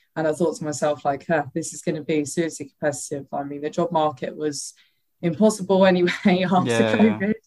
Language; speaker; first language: English; native; English